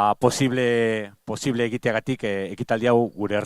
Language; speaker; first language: Basque; non-native, local second language; Spanish